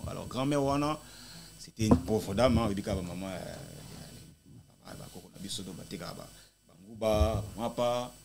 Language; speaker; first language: French; non-native, local second language; Lingala